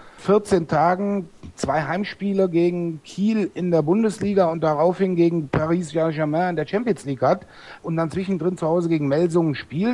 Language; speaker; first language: German; native; German